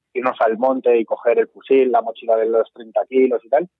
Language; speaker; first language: Spanish; native; Spanish